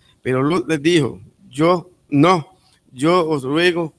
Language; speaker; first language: Spanish; native; Spanish